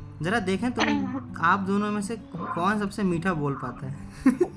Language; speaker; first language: Hindi; native; Hindi